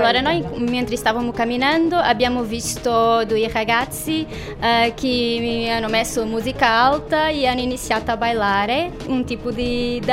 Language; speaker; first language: Italian; non-native, learner; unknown